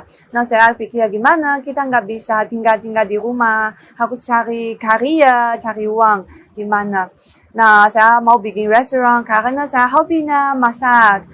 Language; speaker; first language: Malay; non-native, learner; Chinese